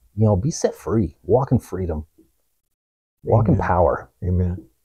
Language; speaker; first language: English; native; English